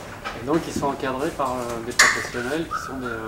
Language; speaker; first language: French; native; French